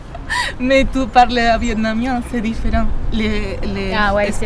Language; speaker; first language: French; non-native, learner; Spanish